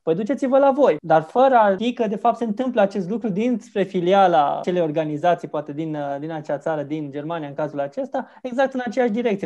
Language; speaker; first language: Romanian; native; Romanian